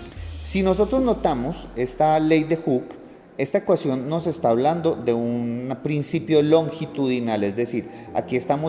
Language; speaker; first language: Spanish; native; Spanish